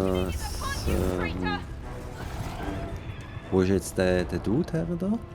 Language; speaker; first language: German; native; German